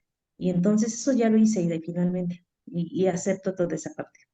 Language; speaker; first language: Spanish; native; Spanish